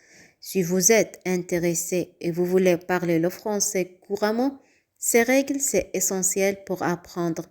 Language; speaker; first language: French; non-native, fluent; Arabic